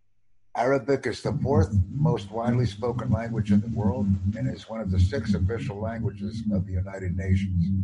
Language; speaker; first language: English; non-native, fluent; Romanian